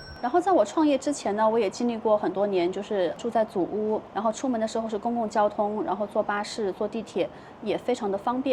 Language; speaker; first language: Chinese; native; Chinese